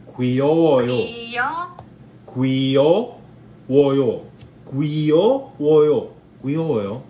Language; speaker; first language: Korean; non-native, learner; English